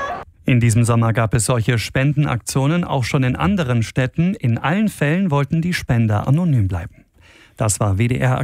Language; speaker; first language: German; native; German